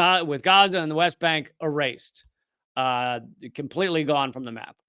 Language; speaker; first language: English; native; English